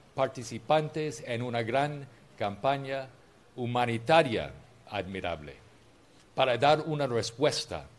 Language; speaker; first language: Spanish; non-native, fluent; English